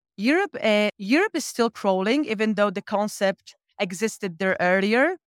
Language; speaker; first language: English; non-native, fluent; Polish